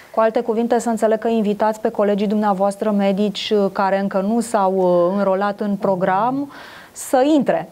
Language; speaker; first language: Romanian; native; Romanian